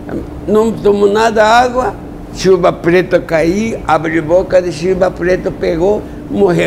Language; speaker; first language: Portuguese; non-native, learner; Japanese